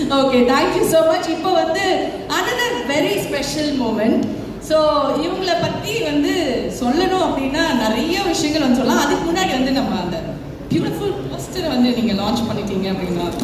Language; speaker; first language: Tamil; native; Tamil